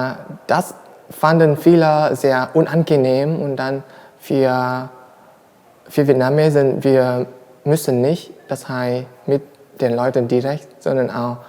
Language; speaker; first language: German; non-native, learner; Vietnamese